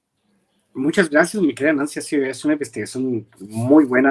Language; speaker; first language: Spanish; native; Spanish